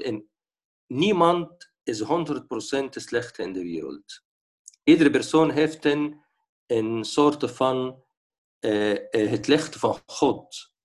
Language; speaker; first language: Dutch; non-native, fluent; Arabic